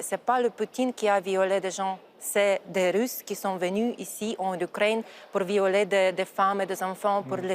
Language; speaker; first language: French; non-native, fluent; Ukrainian